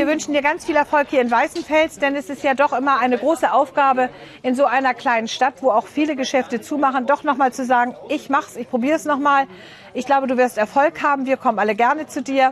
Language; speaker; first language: German; native; German